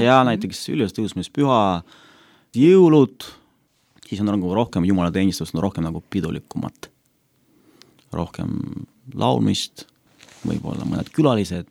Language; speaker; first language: Estonian; non-native, local second language; Russian